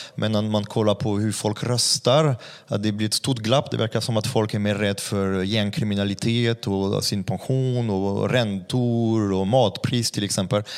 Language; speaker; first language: Swedish; non-native, fluent; French